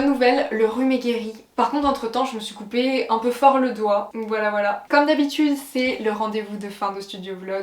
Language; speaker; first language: French; native; French